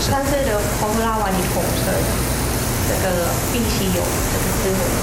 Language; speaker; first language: Chinese; non-native, learner; Thai